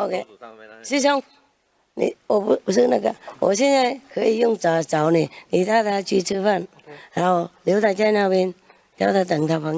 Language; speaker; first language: Chinese; non-native, fluent; Vietnamese